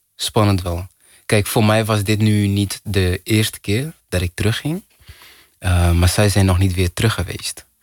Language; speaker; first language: Dutch; early bilingual, other home language; Kinyarwanda